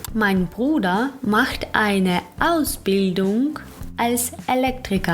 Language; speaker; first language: German; non-native, fluent; Ukrainian